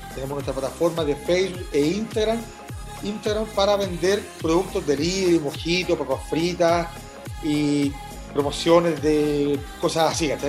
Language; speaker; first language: Spanish; native; Spanish